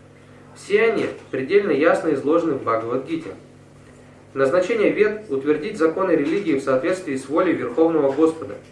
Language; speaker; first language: Russian; native; Russian